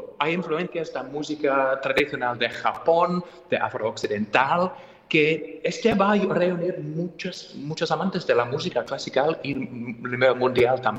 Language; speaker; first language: Spanish; non-native, fluent; English